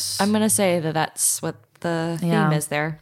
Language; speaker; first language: English; native; English